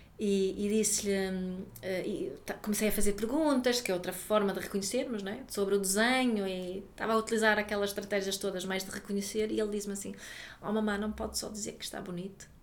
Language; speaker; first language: Portuguese; non-native, fluent; Swedish